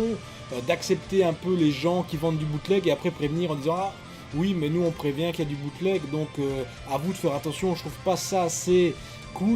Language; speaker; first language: French; native; French